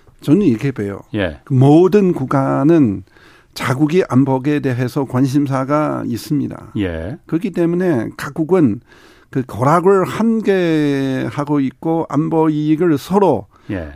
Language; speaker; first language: Korean; non-native, fluent; Chinese